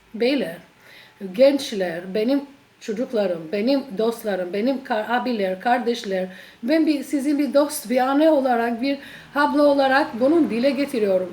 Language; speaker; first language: Turkish; non-native, fluent; Albanian